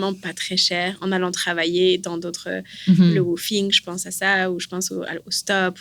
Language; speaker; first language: French; native; French